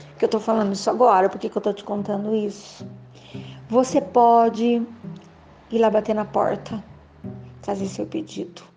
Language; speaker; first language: Portuguese; native; Portuguese